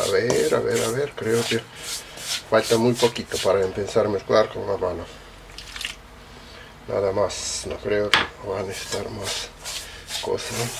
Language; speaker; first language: Spanish; non-native, learner; Russian